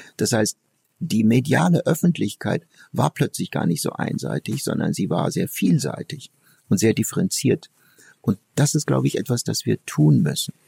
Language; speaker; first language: German; early bilingual, other home language; Turkish